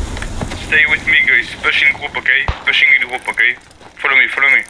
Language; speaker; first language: English; non-native, learner; French